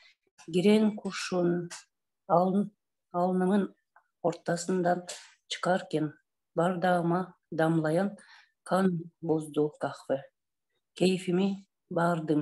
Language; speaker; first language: Turkish; non-native, learner; Kyrgyz